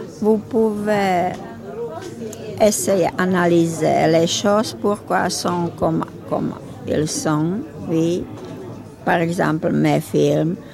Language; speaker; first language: French; non-native, learner; Czech